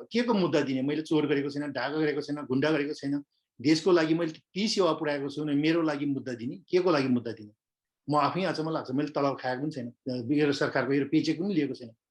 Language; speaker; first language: Nepali; non-native, local second language; Sherpa